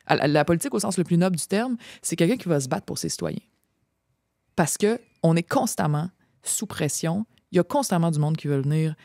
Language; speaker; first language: French; native; French